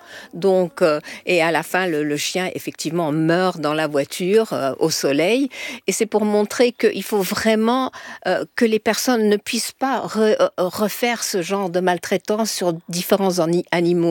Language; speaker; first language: French; native; French